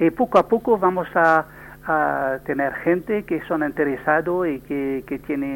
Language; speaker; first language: Spanish; non-native, learner; French